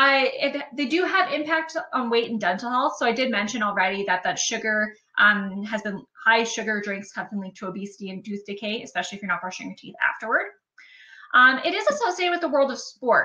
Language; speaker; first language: English; native; English